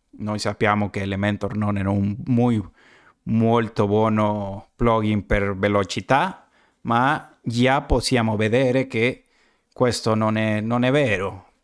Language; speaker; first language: Italian; non-native, learner; Spanish